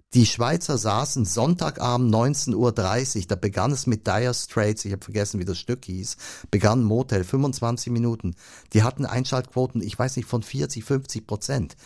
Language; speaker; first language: German; native; German